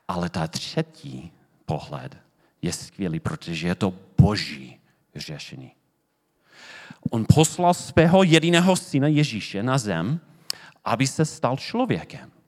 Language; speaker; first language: Czech; non-native, fluent; English